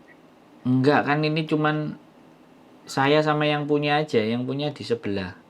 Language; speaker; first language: Indonesian; non-native, local second language; Javanese